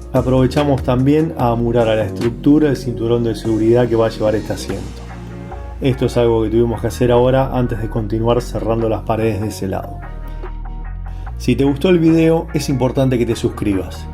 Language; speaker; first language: Spanish; native; Spanish